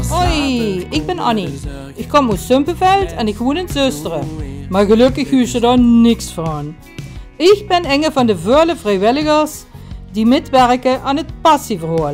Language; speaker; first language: Dutch; native; Dutch